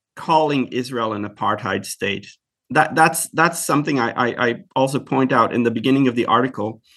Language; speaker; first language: English; early bilingual, other home language; Hebrew